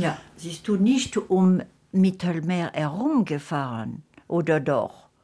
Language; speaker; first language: German; non-native, fluent; French